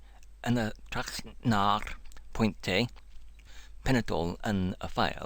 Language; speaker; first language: Welsh; non-native, learner; English